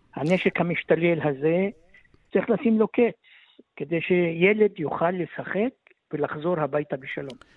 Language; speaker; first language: Hebrew; non-native, local second language; Arabic